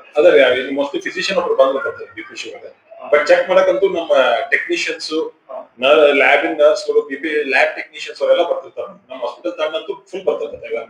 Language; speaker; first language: Kannada; native; Kannada